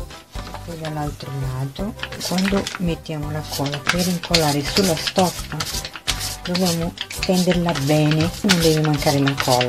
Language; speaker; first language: Italian; non-native, fluent; Portuguese